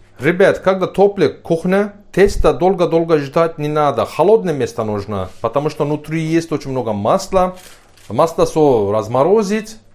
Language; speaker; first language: Russian; non-native, learner; Turkish